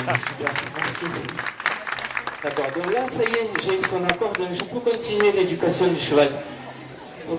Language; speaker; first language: French; native; French